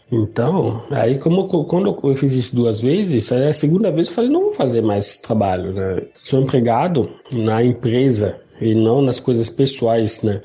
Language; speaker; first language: Portuguese; non-native, learner; Arabic